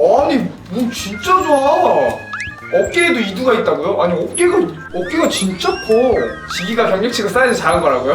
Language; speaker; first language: Korean; native; Korean